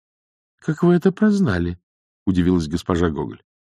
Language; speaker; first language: Russian; native; Russian